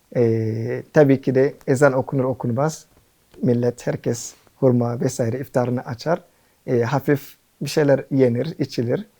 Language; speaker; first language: Turkish; non-native, fluent; Hausa